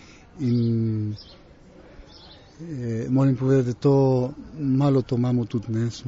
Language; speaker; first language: Slovenian; early bilingual, heritage; Slovenian